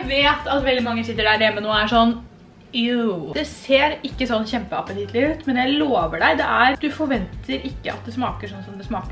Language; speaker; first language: Norwegian; native; Norwegian